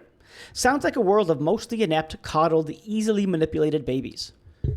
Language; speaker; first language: English; native; English